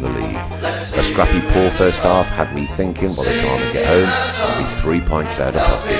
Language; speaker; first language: English; native; English